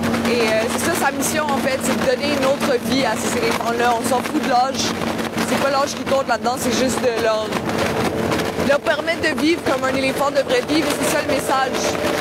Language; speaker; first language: French; native; French